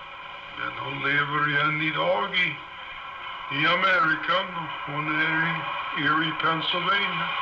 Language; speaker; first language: Swedish; early bilingual, heritage; Swedish